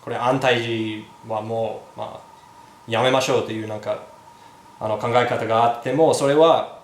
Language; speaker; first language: Japanese; non-native, fluent; English